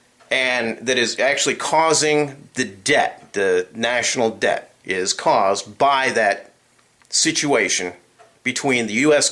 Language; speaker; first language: English; native; English